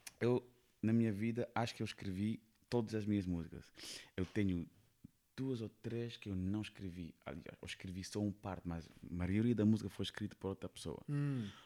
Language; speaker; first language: Portuguese; non-native, fluent; Kabuverdianu